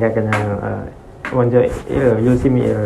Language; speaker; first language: Korean; non-native, learner; Indonesian